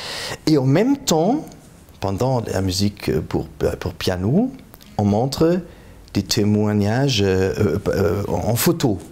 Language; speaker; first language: French; non-native, fluent; German